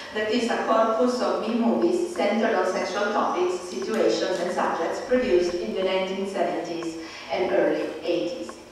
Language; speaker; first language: English; non-native, fluent; Italian